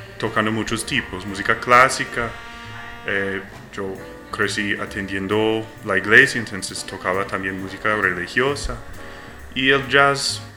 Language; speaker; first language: Spanish; non-native, learner; English